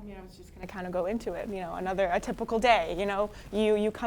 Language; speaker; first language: English; native; English